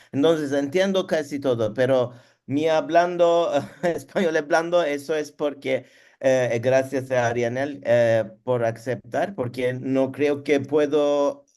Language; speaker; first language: Spanish; non-native, learner; Turkish